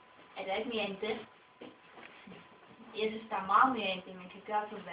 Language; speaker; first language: Danish; non-native, local second language; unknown